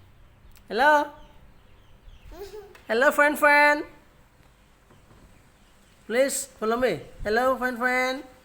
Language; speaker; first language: English; non-native, learner; Vietnamese